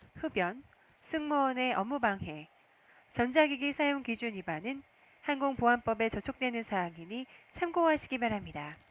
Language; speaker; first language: Korean; native; Korean